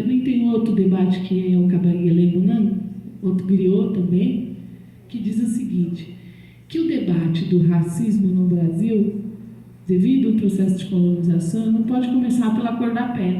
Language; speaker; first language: Portuguese; native; Portuguese